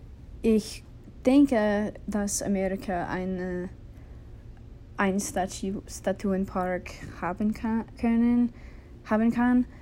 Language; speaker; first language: German; non-native, learner; English